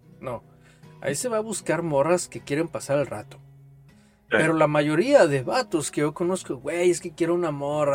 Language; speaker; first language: Spanish; native; Spanish